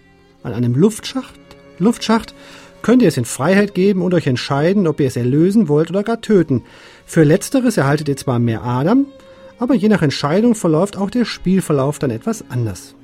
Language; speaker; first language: German; native; German